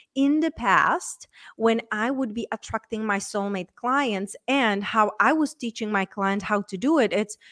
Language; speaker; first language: English; non-native, fluent; Czech